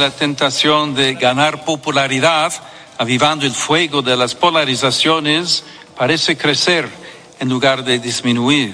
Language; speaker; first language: Spanish; non-native, fluent; English